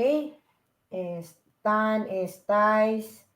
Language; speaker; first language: Spanish; non-native, fluent; Filipino